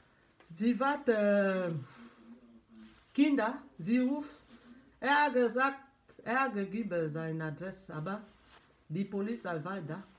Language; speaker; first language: German; non-native, learner; French